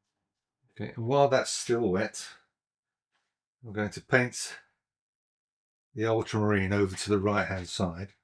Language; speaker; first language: English; native; English